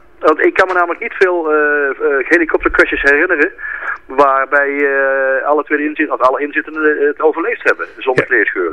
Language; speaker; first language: Dutch; native; Dutch